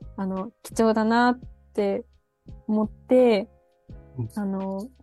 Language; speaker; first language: Japanese; native; Japanese